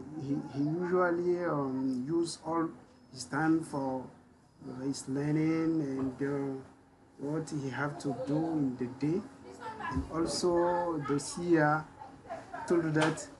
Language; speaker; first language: English; non-native, learner; French